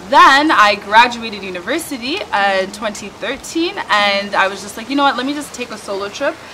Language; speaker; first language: English; native; English